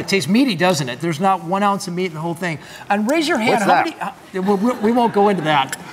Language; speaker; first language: English; native; English